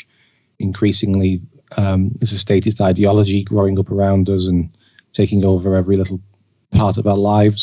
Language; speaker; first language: English; native; English